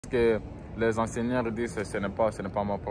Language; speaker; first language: French; early bilingual, heritage; French